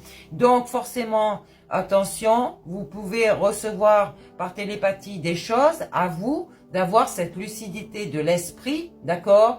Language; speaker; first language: French; native; French